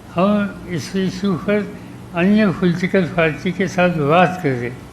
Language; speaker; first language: Hindi; non-native, local second language; Marathi